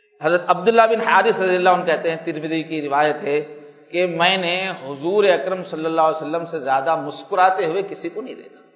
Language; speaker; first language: Urdu; native; Urdu